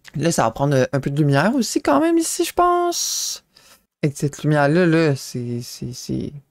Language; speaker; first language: French; native; French